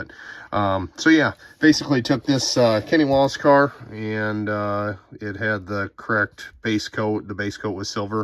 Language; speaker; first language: English; native; English